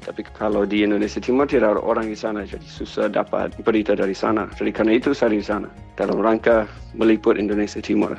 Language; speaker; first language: Indonesian; non-native, fluent; English